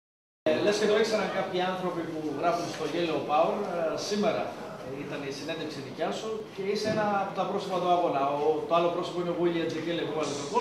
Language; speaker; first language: Greek; native; Greek